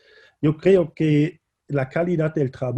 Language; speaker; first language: Spanish; non-native, fluent; German